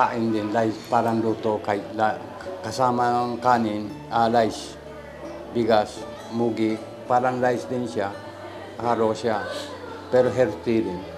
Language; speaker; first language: Filipino; non-native, learner; Japanese